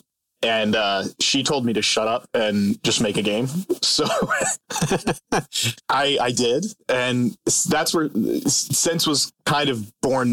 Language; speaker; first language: English; native; English